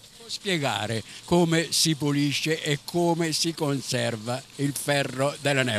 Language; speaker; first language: Italian; native; Italian